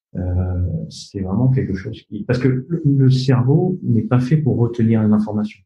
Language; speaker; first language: French; native; French